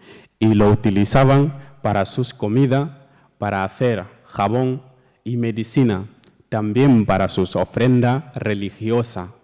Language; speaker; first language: Spanish; non-native, learner; Fula